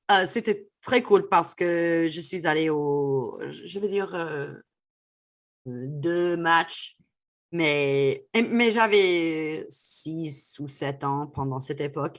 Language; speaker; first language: French; non-native, fluent; English